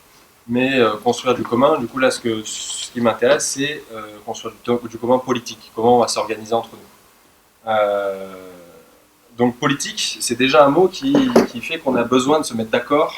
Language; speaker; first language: French; native; French